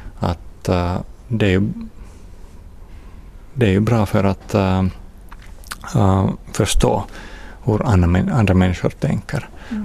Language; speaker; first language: Swedish; non-native, fluent; Finnish